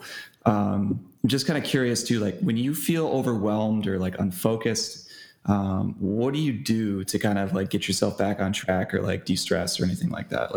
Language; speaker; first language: English; native; English